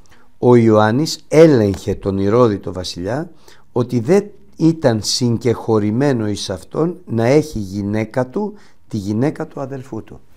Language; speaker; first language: Greek; native; Greek